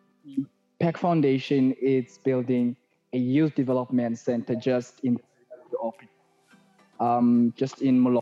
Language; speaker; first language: English; non-native, local second language; Tswana